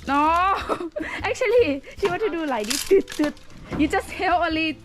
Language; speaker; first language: English; non-native, learner; Thai